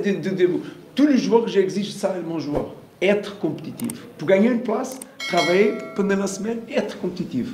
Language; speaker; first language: French; non-native, learner; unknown